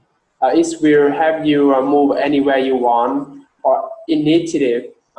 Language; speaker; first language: English; non-native, learner; Vietnamese